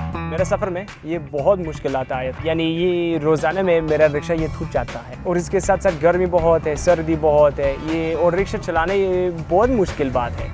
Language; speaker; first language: Urdu; non-native, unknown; English